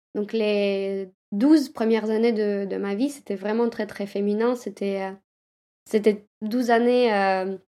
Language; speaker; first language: French; early bilingual, other home language; Romanian